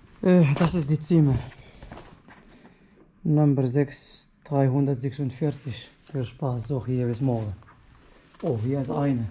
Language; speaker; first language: German; non-native, fluent; Arabic